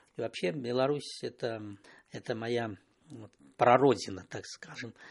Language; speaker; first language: Russian; non-native, local second language; Belarusian